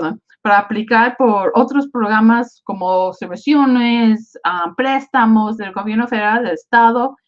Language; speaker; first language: Spanish; early bilingual, other home language; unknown